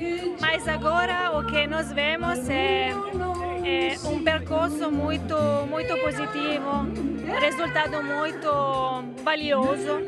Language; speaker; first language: Portuguese; non-native, fluent; Italian